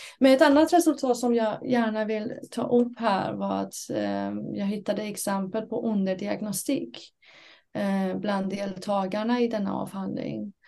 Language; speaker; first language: Swedish; non-native, fluent; Persian